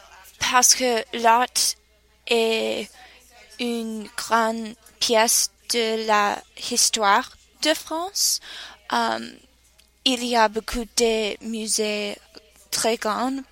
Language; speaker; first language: French; non-native, learner; English